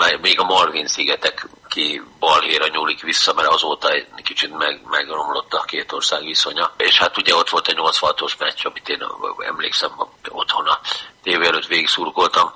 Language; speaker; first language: Hungarian; native; Hungarian